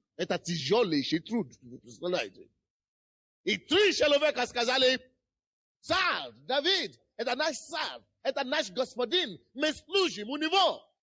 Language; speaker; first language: Russian; non-native, fluent; Yoruba